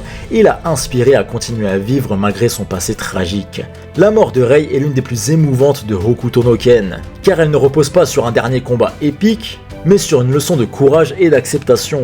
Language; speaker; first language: French; native; French